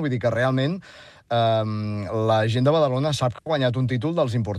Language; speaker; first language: Catalan; native; Catalan